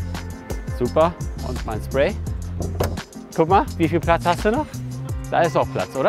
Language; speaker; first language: German; native; German